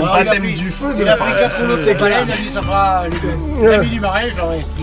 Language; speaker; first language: French; native; French